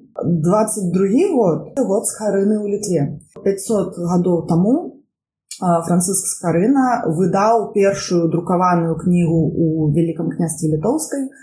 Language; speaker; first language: Belarusian; non-native, local second language; Russian